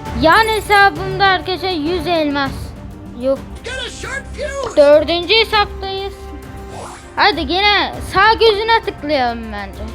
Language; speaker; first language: Turkish; native; Turkish